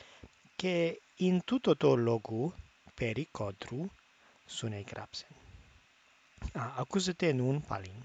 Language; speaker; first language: Greek; non-native, fluent; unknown